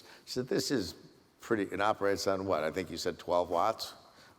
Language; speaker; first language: English; native; English